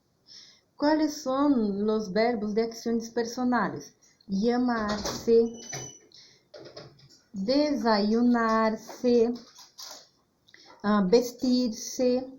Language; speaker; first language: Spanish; non-native, fluent; Portuguese